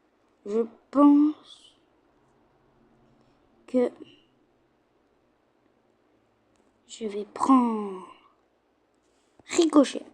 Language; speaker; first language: French; native; French